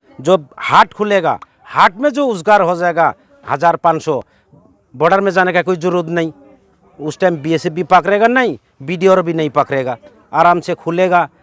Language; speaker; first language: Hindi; non-native, local second language; Bangla